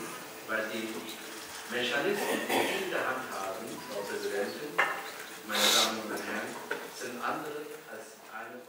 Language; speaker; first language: German; early bilingual, other home language; Kurdish